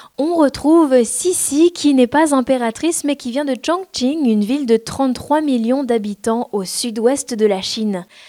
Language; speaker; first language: French; native; French